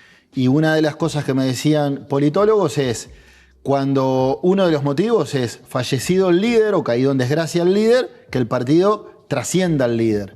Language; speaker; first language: Spanish; native; Spanish